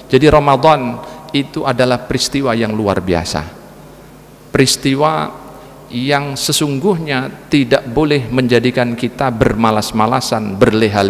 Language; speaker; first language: Indonesian; native; Indonesian